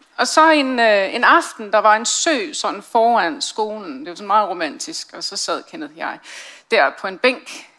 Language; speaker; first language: Danish; non-native, fluent; English